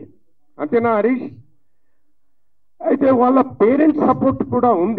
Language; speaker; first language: Telugu; native; Telugu